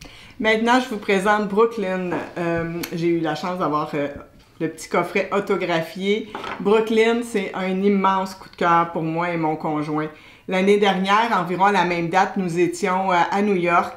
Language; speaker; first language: French; native; French